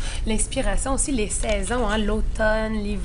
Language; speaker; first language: French; native; French